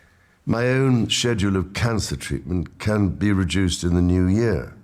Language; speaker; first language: English; native; English